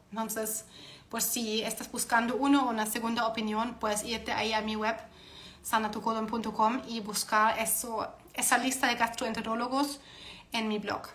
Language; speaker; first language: Spanish; non-native, fluent; German